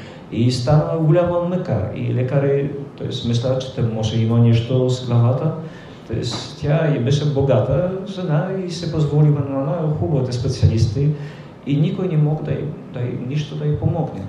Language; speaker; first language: Bulgarian; non-native, fluent; Polish